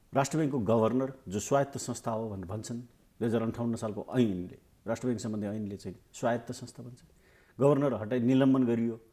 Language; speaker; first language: Nepali; native; Nepali